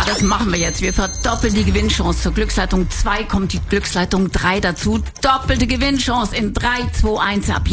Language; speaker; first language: German; native; German